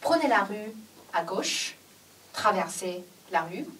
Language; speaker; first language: French; non-native, fluent; Chinese